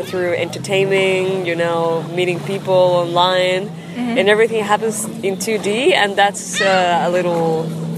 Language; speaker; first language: English; non-native, fluent; Spanish